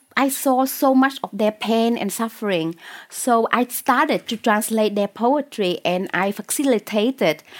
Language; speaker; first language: English; non-native, fluent; Vietnamese